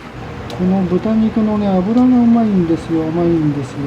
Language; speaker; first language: Japanese; native; Japanese